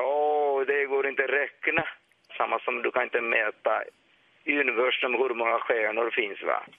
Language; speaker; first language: Swedish; non-native, fluent; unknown